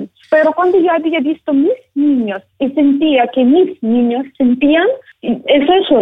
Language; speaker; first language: Spanish; non-native, learner; Ukrainian